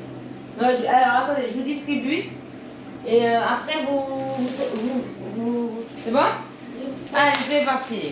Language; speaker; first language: French; native; French